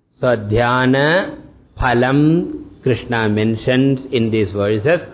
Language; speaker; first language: English; non-native, local second language; Tamil